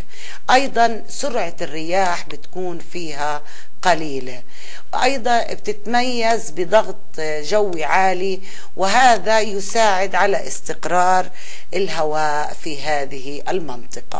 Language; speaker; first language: Arabic; native; Arabic